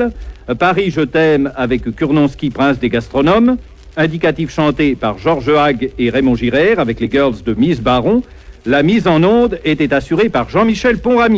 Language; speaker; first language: French; native; French